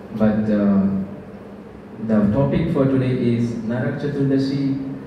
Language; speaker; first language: English; non-native, local second language; Marathi